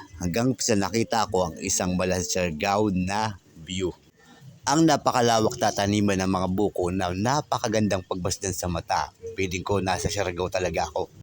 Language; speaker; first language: Filipino; native; Filipino